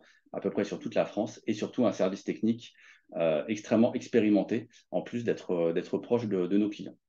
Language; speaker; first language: French; native; French